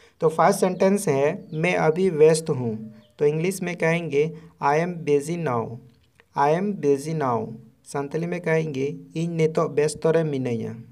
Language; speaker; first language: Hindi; non-native, local second language; Santali